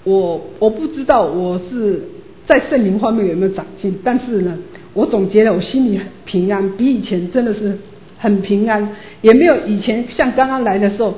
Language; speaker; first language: Chinese; native; Chinese